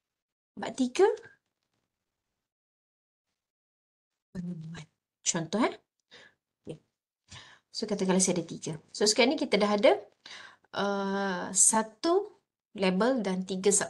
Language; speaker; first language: Malay; native; Malay